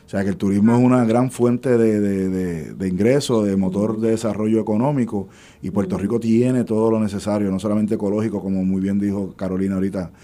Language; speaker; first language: Spanish; native; Spanish